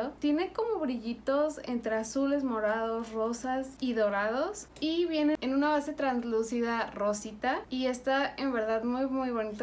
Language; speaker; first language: Spanish; native; Spanish